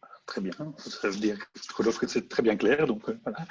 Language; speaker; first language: French; non-native, local second language; Dutch